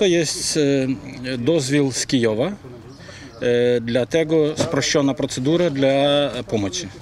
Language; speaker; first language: Polish; non-native, learner; Ukrainian